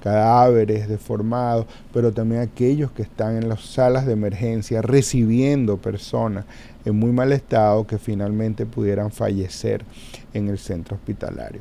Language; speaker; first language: Spanish; native; Spanish